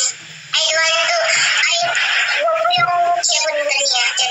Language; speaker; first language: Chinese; non-native, learner; Indonesian